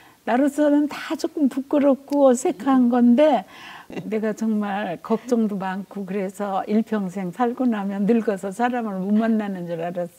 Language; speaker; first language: Korean; native; Korean